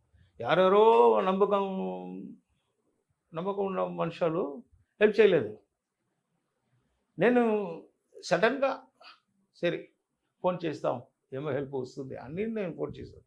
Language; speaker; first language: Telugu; non-native, local second language; Tamil